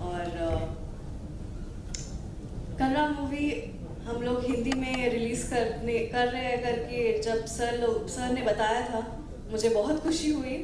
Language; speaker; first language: Hindi; non-native, local second language; Kannada